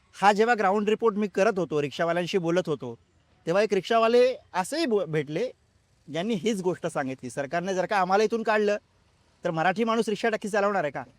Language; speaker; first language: Marathi; native; Marathi